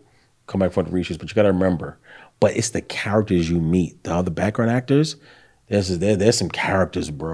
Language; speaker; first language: English; native; English